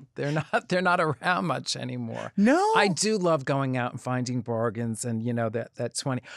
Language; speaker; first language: English; native; English